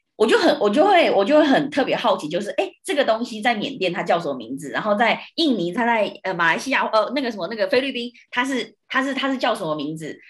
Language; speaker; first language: Chinese; early bilingual, heritage; Chinese